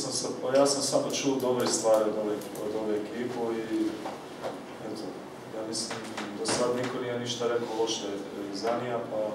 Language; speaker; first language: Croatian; early bilingual, heritage; Croatian